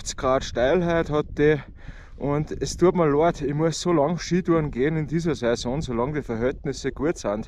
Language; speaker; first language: German; native; German